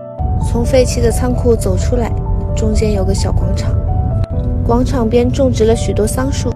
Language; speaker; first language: Chinese; native; Chinese